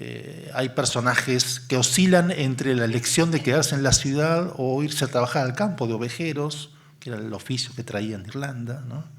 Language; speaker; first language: Spanish; native; Spanish